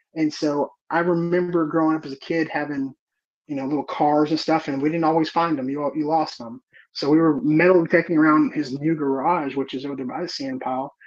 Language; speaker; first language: English; native; English